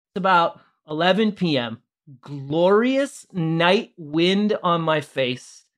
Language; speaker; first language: English; native; English